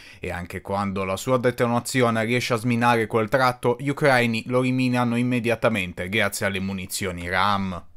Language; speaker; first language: Italian; native; Italian